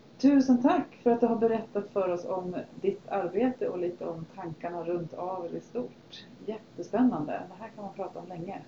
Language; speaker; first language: Swedish; native; Swedish